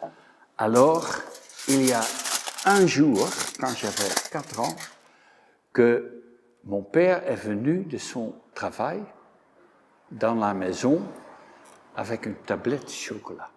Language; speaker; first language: French; non-native, fluent; Dutch